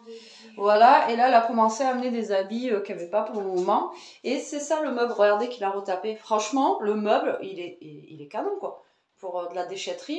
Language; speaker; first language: French; native; French